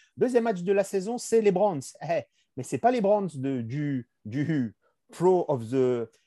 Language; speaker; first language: French; native; French